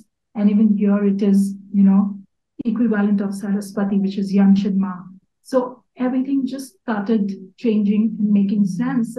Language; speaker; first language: English; non-native, local second language; Kachhi